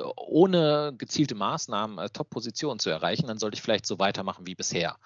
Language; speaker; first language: German; native; German